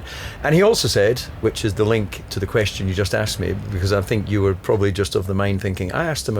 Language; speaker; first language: English; native; English